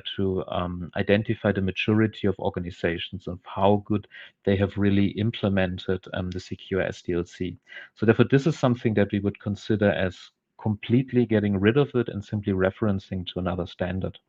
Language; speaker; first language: English; non-native, fluent; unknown